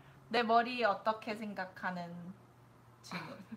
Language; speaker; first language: Korean; early bilingual, heritage; Korean